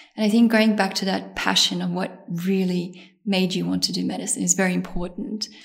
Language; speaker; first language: English; early bilingual, other home language; Bosnian